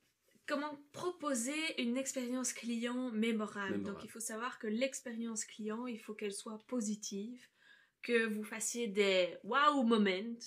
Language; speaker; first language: French; native; French